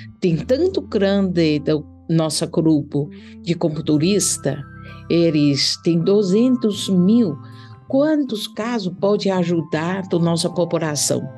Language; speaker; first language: Portuguese; non-native, learner; Chinese